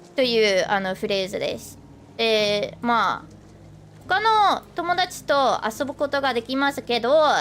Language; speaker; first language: Japanese; non-native, learner; English